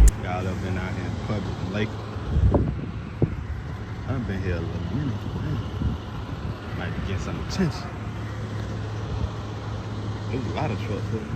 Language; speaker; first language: English; native; English